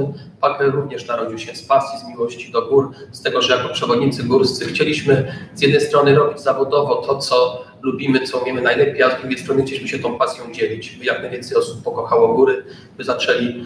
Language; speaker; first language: Polish; native; Polish